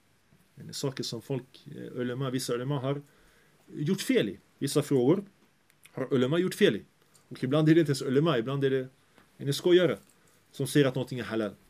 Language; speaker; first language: Swedish; early bilingual, other home language; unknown